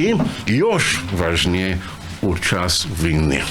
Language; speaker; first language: Polish; non-native, learner; English